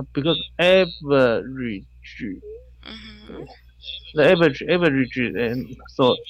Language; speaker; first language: English; non-native, learner; Chinese